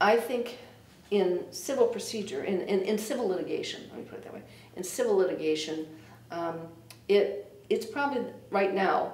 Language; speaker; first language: English; native; English